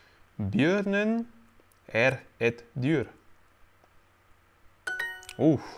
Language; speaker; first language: Swedish; non-native, learner; French